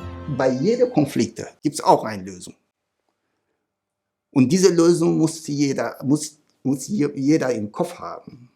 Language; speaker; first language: German; non-native, fluent; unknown